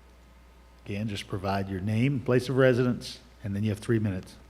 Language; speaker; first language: English; native; English